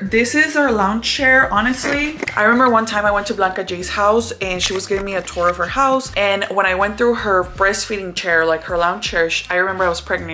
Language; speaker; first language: English; early bilingual, other home language; Spanish